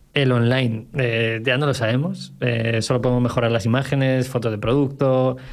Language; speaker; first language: Spanish; native; Spanish